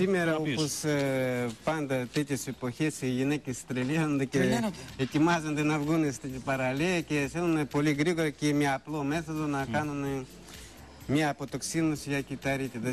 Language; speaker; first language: Greek; non-native, fluent; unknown